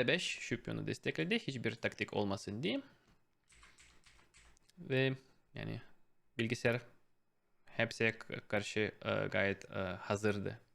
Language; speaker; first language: Turkish; non-native, fluent; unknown